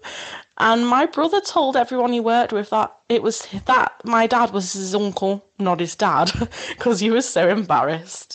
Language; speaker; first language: English; native; English